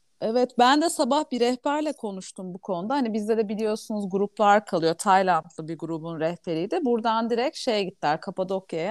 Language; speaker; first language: Turkish; native; Turkish